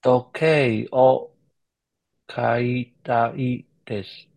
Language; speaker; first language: Japanese; non-native, learner; Chinese